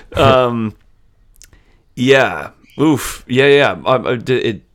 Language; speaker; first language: English; native; English